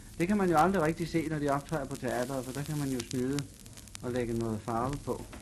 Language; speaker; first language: Danish; native; Danish